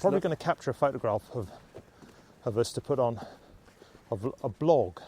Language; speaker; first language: English; native; English